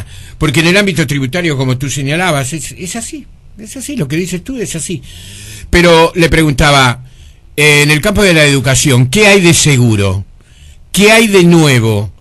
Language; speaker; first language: Spanish; native; Spanish